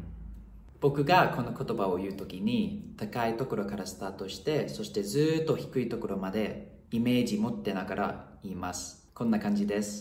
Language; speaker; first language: Japanese; non-native, fluent; Thai